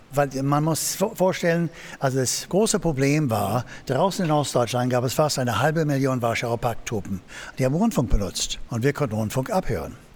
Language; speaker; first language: German; non-native, fluent; English